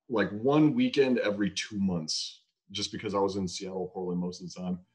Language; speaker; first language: English; native; English